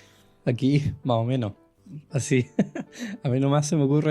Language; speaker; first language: Spanish; native; Spanish